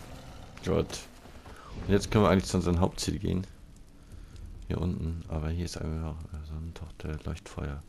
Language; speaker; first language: German; native; German